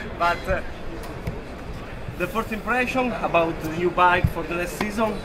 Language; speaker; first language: English; non-native, learner; Italian